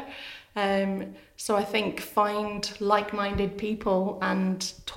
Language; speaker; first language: English; native; English